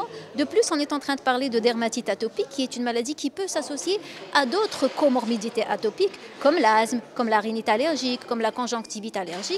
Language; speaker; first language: French; non-native, local second language; Arabic